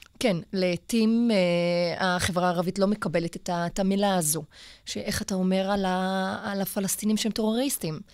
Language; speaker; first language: Hebrew; non-native, local second language; Arabic